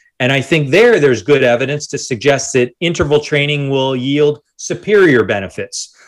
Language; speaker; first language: English; native; English